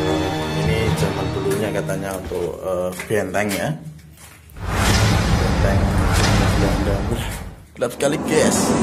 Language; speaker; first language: Indonesian; native; Indonesian